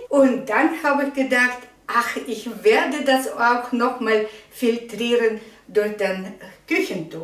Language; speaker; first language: German; non-native, learner; Russian